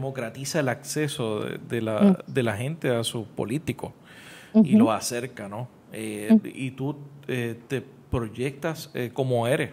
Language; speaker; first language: Spanish; native; Spanish